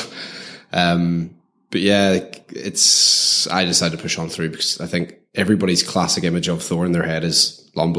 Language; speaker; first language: English; native; English